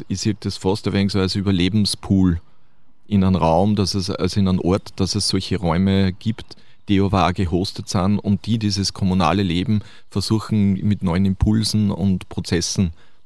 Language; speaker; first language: German; native; German